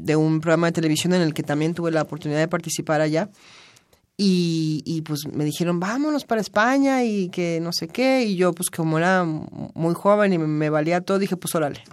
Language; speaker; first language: Spanish; native; Spanish